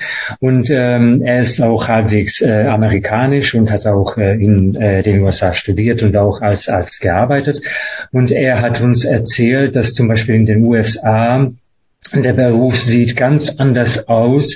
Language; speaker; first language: German; non-native, fluent; Hungarian